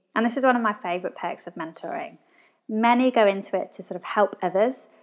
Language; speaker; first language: English; native; English